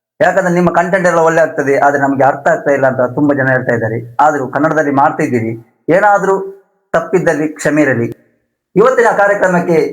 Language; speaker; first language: Kannada; non-native, local second language; Malayalam